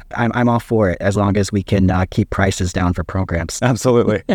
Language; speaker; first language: English; native; English